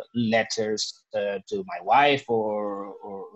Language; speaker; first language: English; non-native, fluent; Spanish